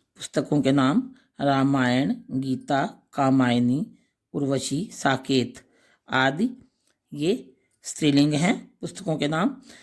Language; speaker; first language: Hindi; native; Hindi